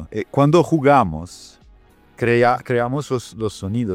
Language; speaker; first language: Spanish; non-native, fluent; Italian